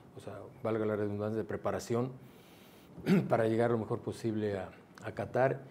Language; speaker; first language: Spanish; native; Spanish